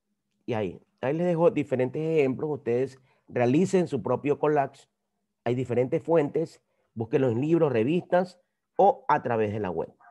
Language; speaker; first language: Spanish; native; Spanish